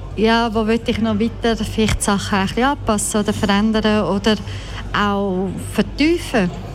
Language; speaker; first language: German; early bilingual, other home language; Croatian